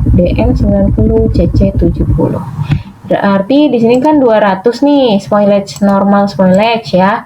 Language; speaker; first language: Indonesian; native; Indonesian